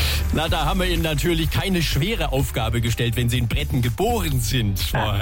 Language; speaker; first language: German; native; German